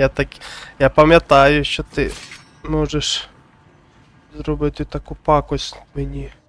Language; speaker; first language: Ukrainian; non-native, local second language; Russian